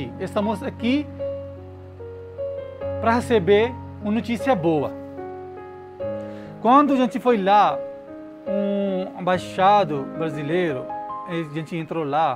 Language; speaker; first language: Portuguese; non-native, learner; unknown